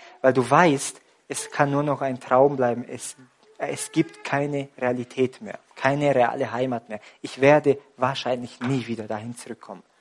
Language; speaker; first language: German; native; German